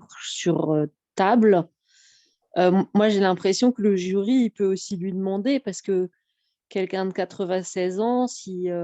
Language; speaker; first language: French; native; French